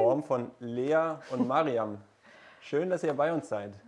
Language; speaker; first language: German; native; German